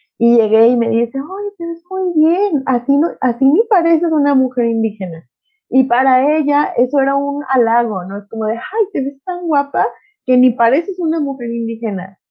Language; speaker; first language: Spanish; non-native, local second language; Nahuatl languages